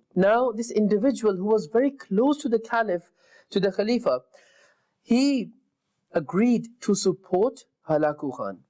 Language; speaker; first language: English; non-native, local second language; Urdu